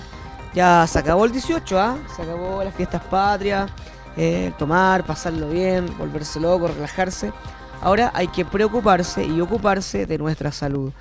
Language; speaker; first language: Spanish; native; Spanish